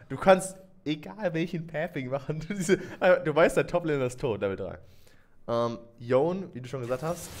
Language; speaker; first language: German; native; German